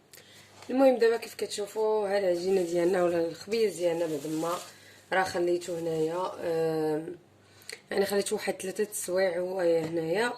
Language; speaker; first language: Arabic; native; Arabic